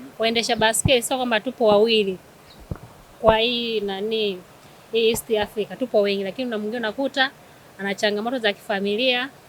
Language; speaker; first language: Swahili; native; Swahili